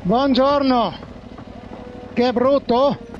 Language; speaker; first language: Italian; non-native, learner; German